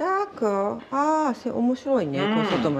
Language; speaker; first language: French; non-native, learner; Japanese